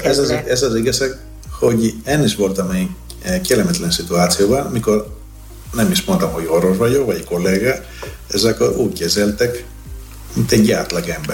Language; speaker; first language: Hungarian; non-native, fluent; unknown